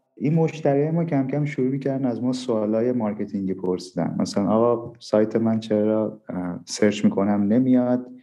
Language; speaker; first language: Persian; non-native, local second language; Armenian